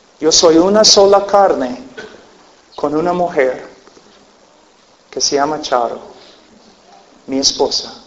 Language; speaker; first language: Spanish; non-native, fluent; English